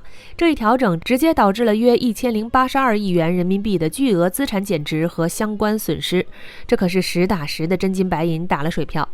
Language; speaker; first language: Chinese; native; Chinese